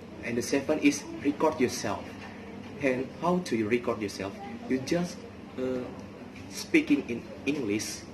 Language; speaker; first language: English; non-native, learner; Indonesian